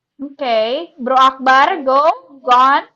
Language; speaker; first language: English; non-native, learner; Indonesian